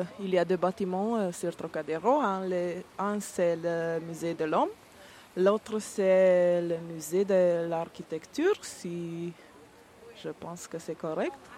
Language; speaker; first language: French; non-native, learner; Hungarian